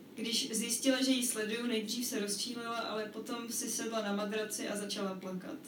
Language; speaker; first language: Czech; native; Czech